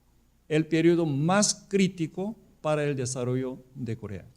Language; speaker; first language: Spanish; non-native, fluent; Korean